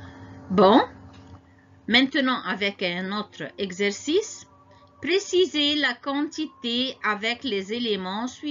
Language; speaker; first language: French; non-native, fluent; Arabic